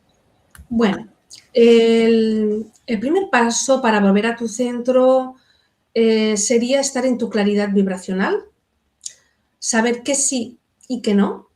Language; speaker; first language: Spanish; native; Spanish